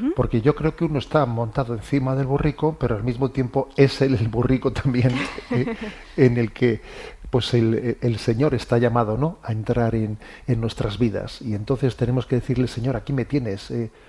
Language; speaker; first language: Spanish; native; Spanish